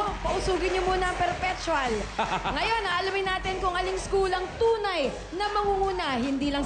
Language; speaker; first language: Filipino; native; Filipino